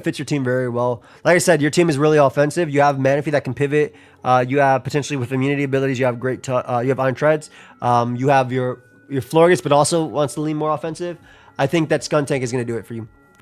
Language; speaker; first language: English; native; English